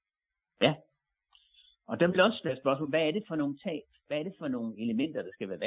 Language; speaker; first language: Danish; native; Danish